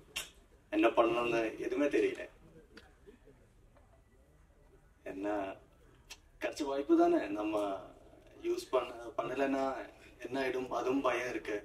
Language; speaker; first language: Tamil; non-native, fluent; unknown